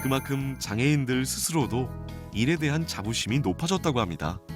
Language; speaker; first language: Korean; native; Korean